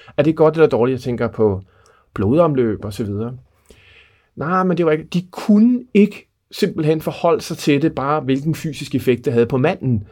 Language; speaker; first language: Danish; native; Danish